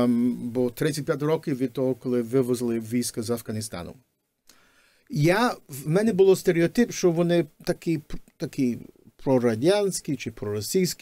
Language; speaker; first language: Ukrainian; early bilingual, heritage; Ukrainian